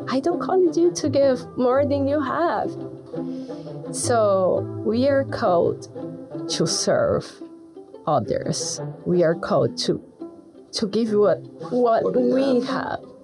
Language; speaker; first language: English; non-native, fluent; Portuguese